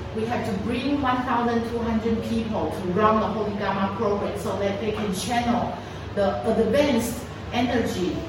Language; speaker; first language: English; non-native, fluent; Chinese